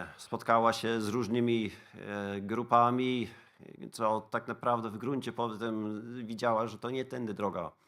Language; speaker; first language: Polish; non-native, fluent; Dutch